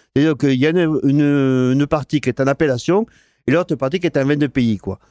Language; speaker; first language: French; non-native, fluent; Spanish